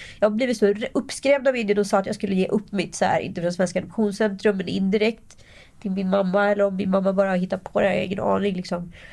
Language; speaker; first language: Swedish; native; Swedish